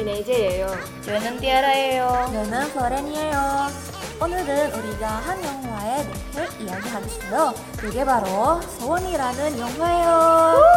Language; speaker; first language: Korean; non-native, learner; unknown